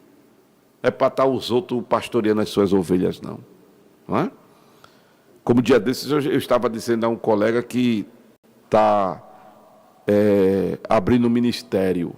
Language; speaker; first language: Portuguese; native; Portuguese